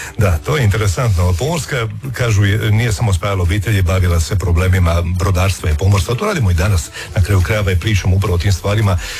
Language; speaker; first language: Croatian; native; Croatian